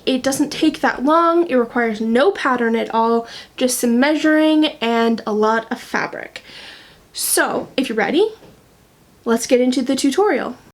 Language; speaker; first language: English; native; English